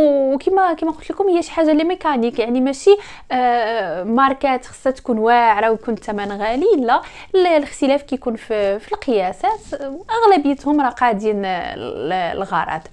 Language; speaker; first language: Arabic; native; Arabic